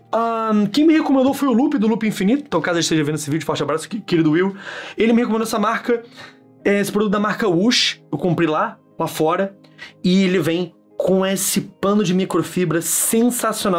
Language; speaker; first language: Portuguese; native; Portuguese